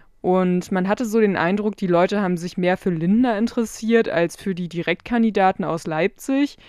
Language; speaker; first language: German; native; German